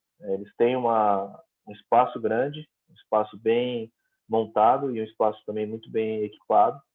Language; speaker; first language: Portuguese; native; Portuguese